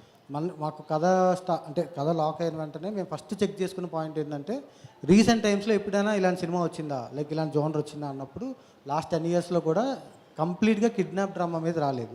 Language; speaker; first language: Telugu; native; Telugu